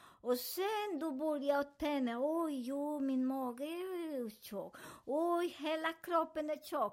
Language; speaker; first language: Swedish; non-native, fluent; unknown